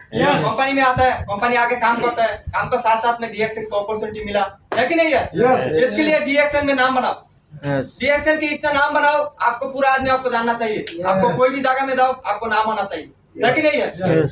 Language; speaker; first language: Hindi; non-native, learner; Bangla